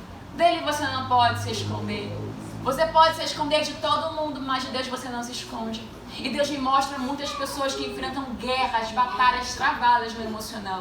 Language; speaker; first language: Portuguese; native; Portuguese